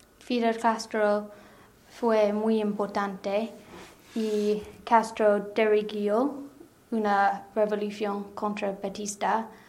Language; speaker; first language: Spanish; non-native, learner; English